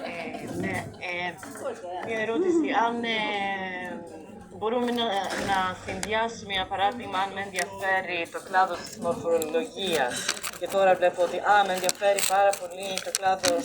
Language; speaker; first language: Greek; non-native, learner; Swedish